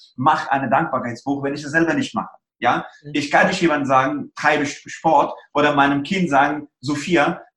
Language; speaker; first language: German; early bilingual, other home language; Persian